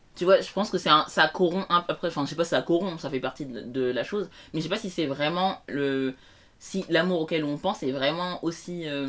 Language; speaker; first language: French; native; French